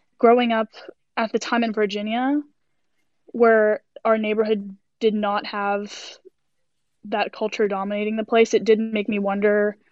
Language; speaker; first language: English; native; English